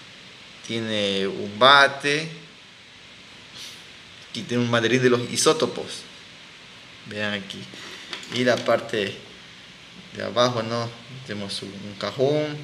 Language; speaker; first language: Spanish; native; Spanish